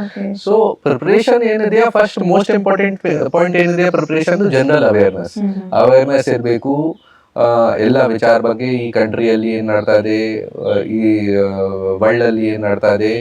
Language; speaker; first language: Kannada; non-native, local second language; Hindi